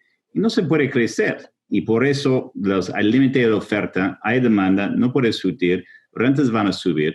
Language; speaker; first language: Spanish; non-native, fluent; English